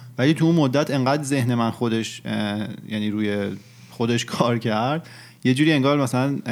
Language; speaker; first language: Persian; native; Persian